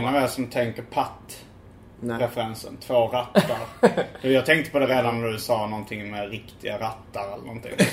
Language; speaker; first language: Swedish; native; Swedish